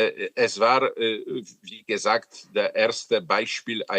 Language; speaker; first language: German; non-native, fluent; Polish